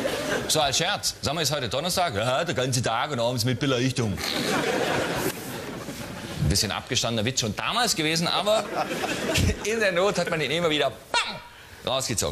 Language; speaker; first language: German; native; German